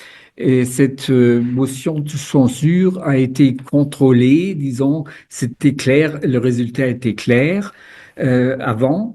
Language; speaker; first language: French; non-native, fluent; German